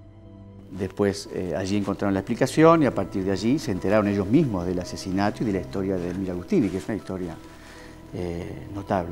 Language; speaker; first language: Spanish; native; Spanish